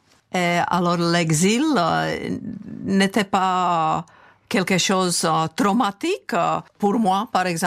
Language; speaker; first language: French; non-native, fluent; Czech